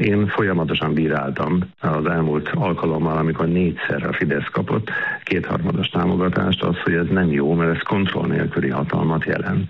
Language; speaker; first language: Hungarian; native; Hungarian